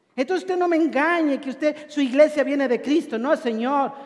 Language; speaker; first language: Spanish; native; Spanish